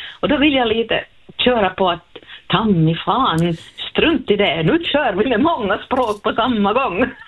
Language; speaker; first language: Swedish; native; Swedish